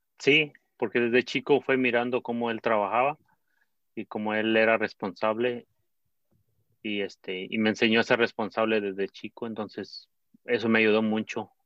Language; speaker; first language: Spanish; native; Spanish